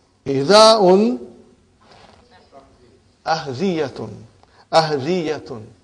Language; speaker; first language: Arabic; non-native, fluent; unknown